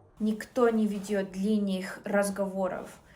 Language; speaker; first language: Russian; non-native, learner; English